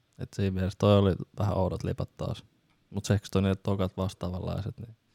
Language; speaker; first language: Finnish; native; Finnish